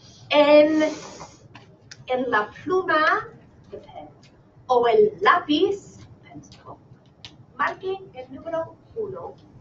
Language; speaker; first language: Spanish; non-native, fluent; English